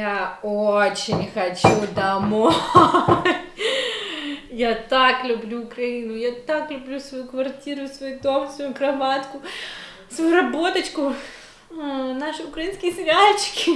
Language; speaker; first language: Ukrainian; non-native, local second language; Russian